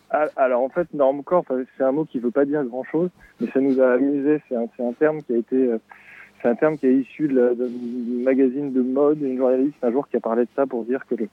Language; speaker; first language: French; native; French